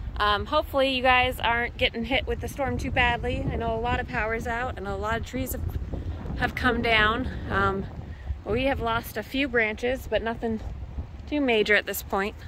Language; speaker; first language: English; native; English